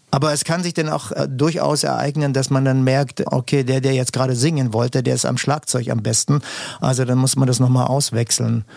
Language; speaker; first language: German; native; German